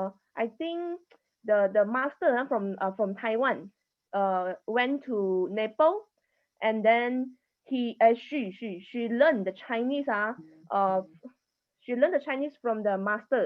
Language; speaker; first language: English; non-native, learner; Chinese